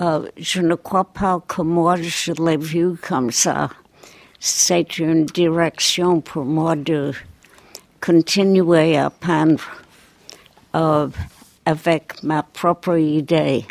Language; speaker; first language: French; non-native, fluent; English